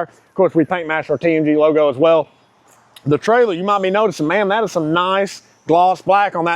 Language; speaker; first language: English; native; English